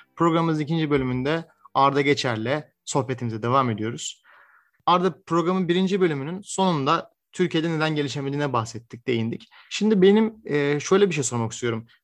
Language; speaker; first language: Turkish; native; Turkish